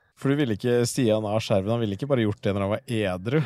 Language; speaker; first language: Norwegian; native; Norwegian